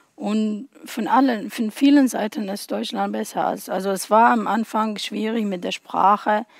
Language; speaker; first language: German; non-native, learner; Arabic